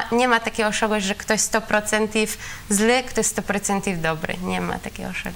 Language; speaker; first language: Ukrainian; non-native, learner; Polish